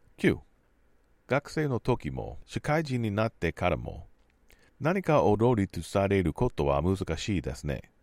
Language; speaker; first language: Japanese; non-native, learner; English